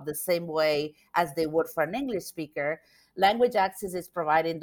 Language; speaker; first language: English; non-native, fluent; Spanish